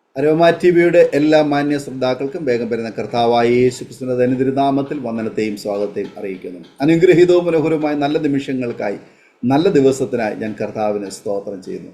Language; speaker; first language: Malayalam; native; Malayalam